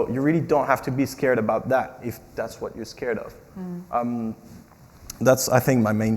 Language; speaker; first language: English; non-native, fluent; French